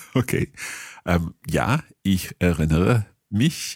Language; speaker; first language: German; non-native, learner; English